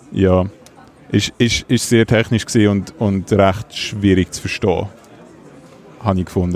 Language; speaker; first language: German; native; German